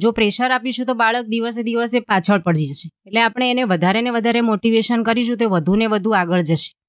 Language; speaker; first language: Gujarati; native; Gujarati